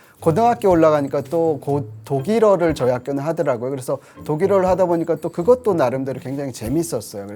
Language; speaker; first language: Korean; native; Korean